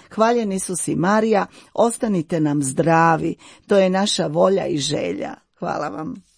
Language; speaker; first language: Croatian; native; Croatian